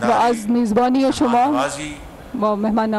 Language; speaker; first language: Persian; non-native, learner; Urdu